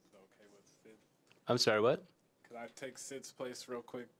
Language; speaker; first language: English; native; English